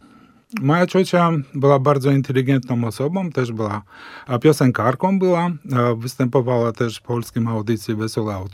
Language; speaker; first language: Polish; non-native, fluent; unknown